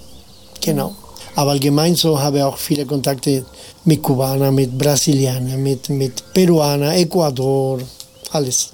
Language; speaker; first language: German; non-native, fluent; Spanish